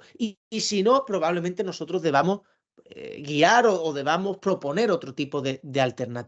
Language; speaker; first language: Spanish; native; Spanish